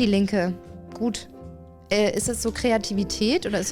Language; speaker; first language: German; native; German